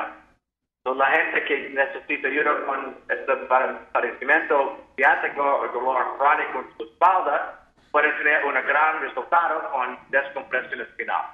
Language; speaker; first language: Spanish; non-native, fluent; English